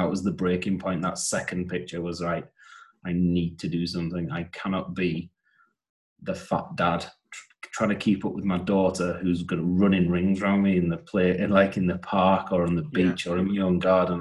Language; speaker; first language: English; native; English